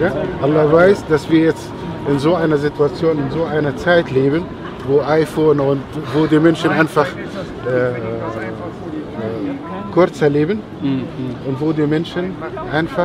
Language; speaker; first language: German; non-native, fluent; Arabic